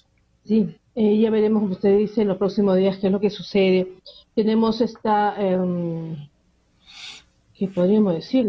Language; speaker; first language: Spanish; native; Spanish